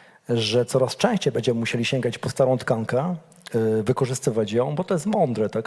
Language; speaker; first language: Polish; native; Polish